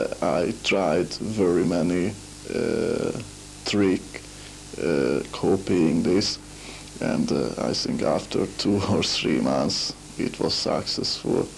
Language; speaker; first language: English; non-native, learner; Hungarian